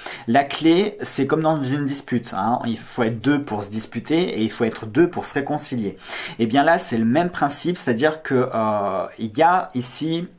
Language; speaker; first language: French; native; French